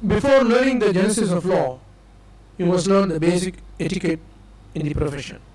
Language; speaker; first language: English; non-native, local second language; Tamil